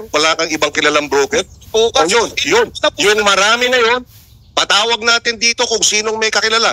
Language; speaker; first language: Filipino; native; Filipino